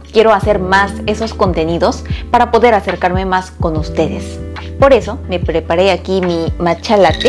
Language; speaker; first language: Spanish; early bilingual, other home language; Korean